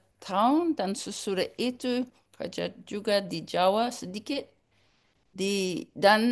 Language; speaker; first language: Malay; non-native, learner; English